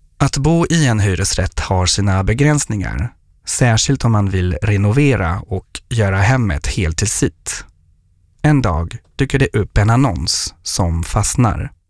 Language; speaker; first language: Swedish; non-native, fluent; French